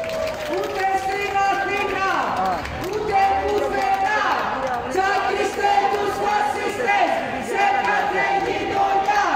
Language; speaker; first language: Greek; native; Greek